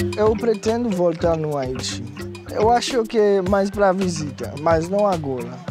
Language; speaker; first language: Portuguese; non-native, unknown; Haitian Creole